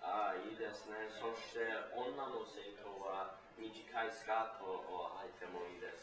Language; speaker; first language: Japanese; non-native, learner; English